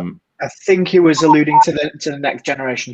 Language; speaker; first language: English; native; English